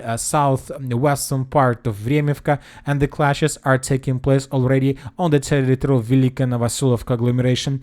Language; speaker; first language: English; non-native, fluent; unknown